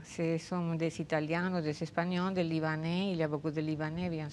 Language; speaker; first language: French; non-native, fluent; Spanish